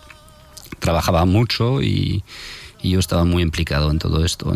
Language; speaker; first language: Spanish; non-native, fluent; French